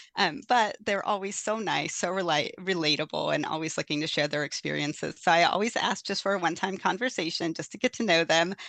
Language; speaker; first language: English; native; English